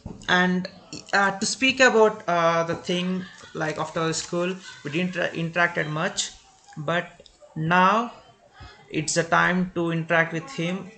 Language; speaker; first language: English; non-native, local second language; Telugu